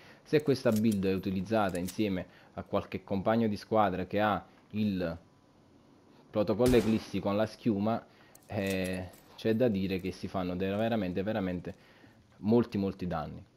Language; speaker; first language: Italian; native; Italian